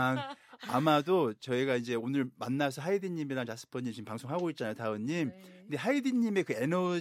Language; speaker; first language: Korean; native; Korean